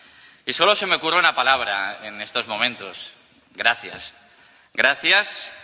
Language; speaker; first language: Spanish; native; Spanish